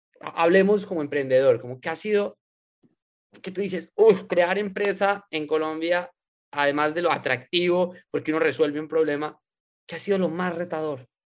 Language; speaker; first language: Spanish; native; Spanish